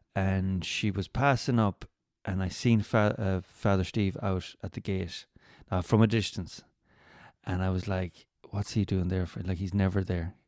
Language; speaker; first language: English; native; English